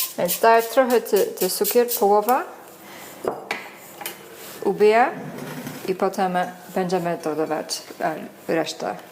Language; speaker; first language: Polish; non-native, learner; English